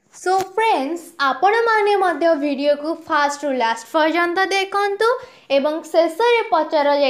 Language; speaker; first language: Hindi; non-native, local second language; Odia